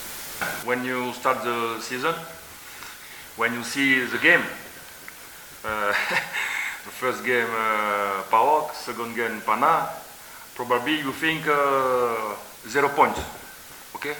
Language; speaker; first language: English; non-native, learner; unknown